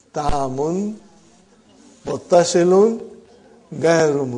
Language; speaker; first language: Arabic; non-native, fluent; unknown